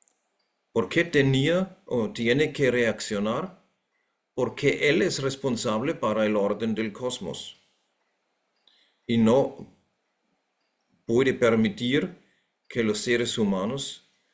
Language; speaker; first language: Spanish; non-native, fluent; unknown